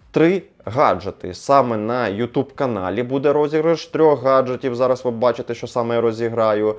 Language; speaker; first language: Ukrainian; non-native, local second language; Russian